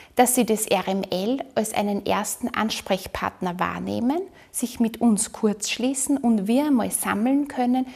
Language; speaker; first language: German; native; German